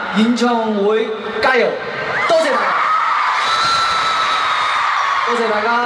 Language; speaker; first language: Cantonese; non-native, learner; Chinese